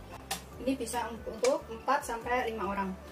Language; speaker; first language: Indonesian; native; Indonesian